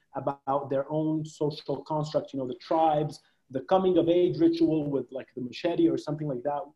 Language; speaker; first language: English; non-native, fluent; Arabic